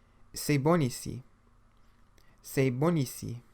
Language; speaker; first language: French; non-native, fluent; English